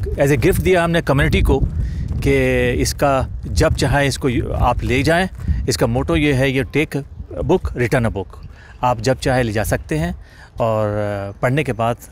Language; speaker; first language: Urdu; native; Urdu